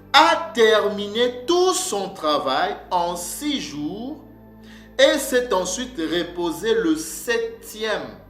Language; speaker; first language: French; non-native, local second language; Kongo